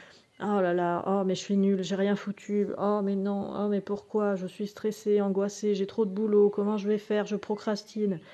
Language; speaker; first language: French; native; French